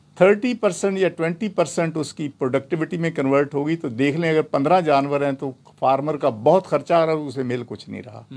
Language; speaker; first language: Urdu; non-native, local second language; Punjabi